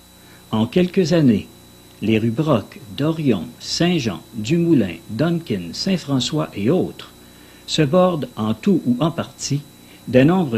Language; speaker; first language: French; native; French